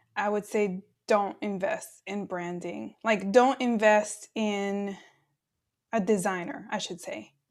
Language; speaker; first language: English; early bilingual, other home language; Spanish